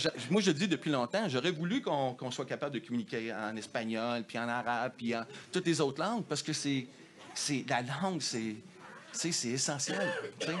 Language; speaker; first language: French; native; French